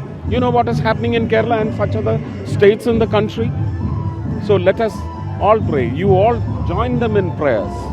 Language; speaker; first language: English; non-native, local second language; Malayalam